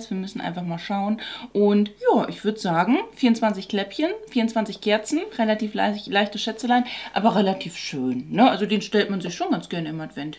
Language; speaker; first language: German; native; German